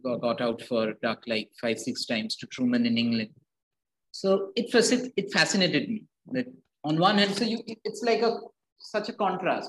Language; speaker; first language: English; non-native, local second language; Bangla